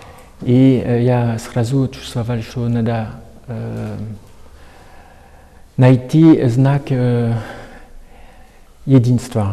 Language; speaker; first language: Russian; non-native, fluent; French